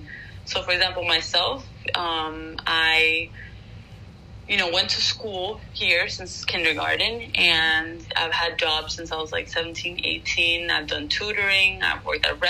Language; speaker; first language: English; non-native, fluent; Spanish